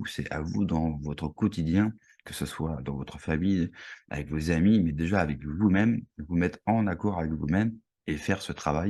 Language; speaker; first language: French; native; French